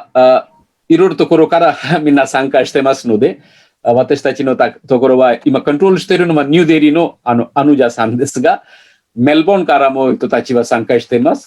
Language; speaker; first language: Japanese; non-native, learner; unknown